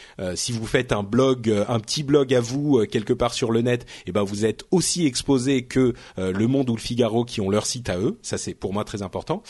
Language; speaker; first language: French; native; French